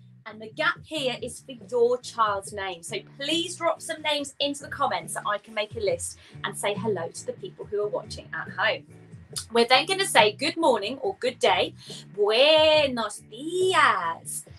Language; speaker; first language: English; native; English